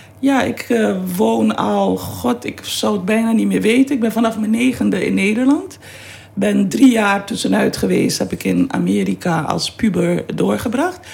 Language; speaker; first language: Dutch; native; Dutch